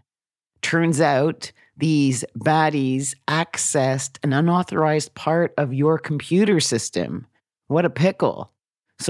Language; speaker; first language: English; native; English